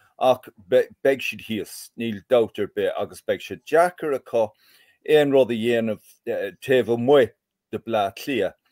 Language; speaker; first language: Irish; native; Irish